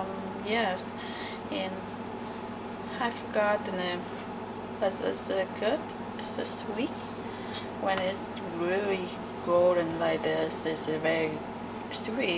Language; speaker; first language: English; non-native, learner; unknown